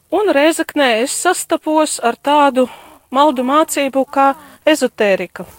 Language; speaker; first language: Latvian; non-native, local second language; Russian